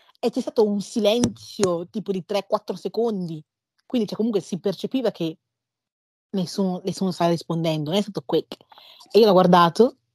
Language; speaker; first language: Italian; early bilingual, other home language; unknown